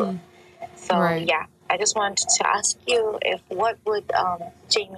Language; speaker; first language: English; non-native, local second language; Filipino